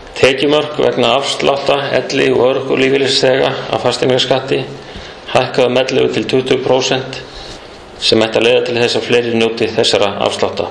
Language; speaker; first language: Icelandic; native; Icelandic